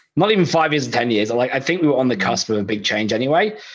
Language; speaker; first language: English; native; English